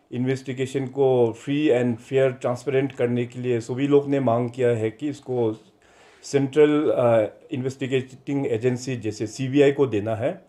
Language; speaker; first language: Hindi; non-native, local second language; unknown